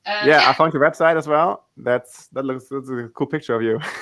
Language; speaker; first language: English; non-native, fluent; German